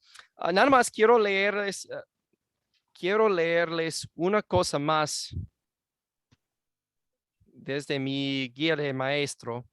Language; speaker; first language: Spanish; non-native, fluent; English